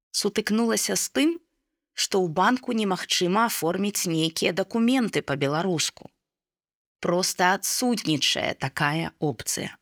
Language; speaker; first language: Belarusian; non-native, local second language; Russian